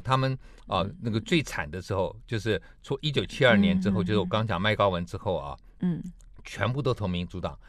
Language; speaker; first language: Chinese; native; Chinese